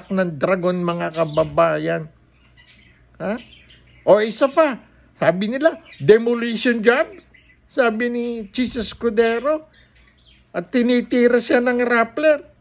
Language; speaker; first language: Filipino; native; Filipino